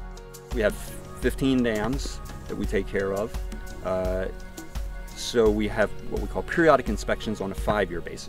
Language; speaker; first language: English; native; English